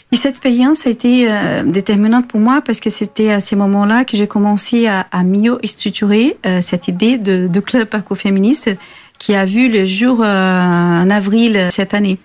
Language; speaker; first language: French; non-native, fluent; Portuguese